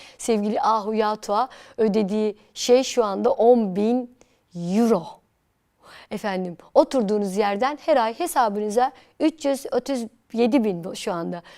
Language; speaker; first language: Turkish; native; Turkish